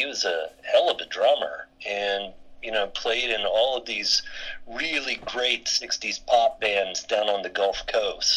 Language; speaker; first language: English; native; English